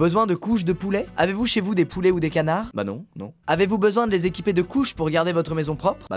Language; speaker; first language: French; native; French